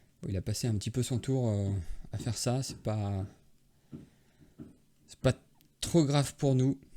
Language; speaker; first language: French; native; French